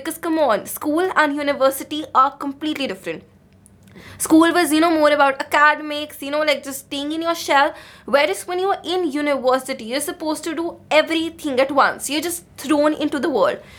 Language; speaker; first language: English; non-native, local second language; Hindi